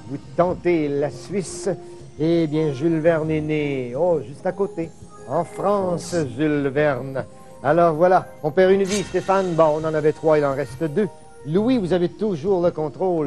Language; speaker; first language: French; native; French